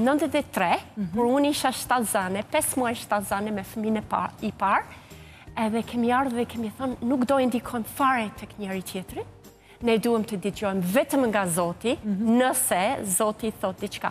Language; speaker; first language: Albanian; non-native, fluent; English